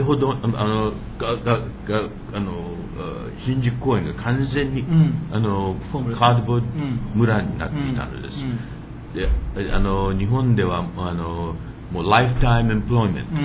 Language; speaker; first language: Japanese; early bilingual, heritage; English